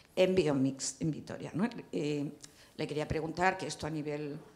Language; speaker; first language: Spanish; native; Spanish